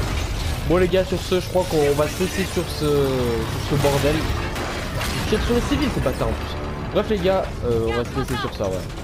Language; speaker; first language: French; native; French